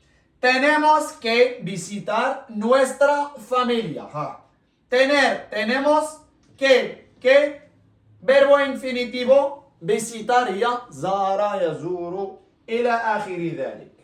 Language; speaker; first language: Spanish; non-native, local second language; Arabic